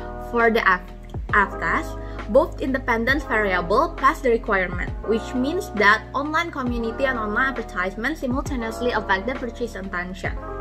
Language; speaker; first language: English; non-native, fluent; Indonesian